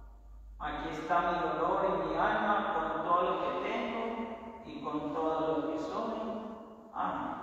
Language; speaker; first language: Spanish; native; Spanish